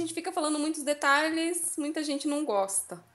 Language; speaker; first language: Portuguese; native; Portuguese